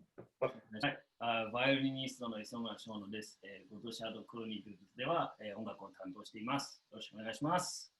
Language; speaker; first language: Japanese; native; Japanese